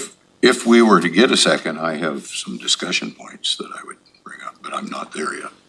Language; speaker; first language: English; native; English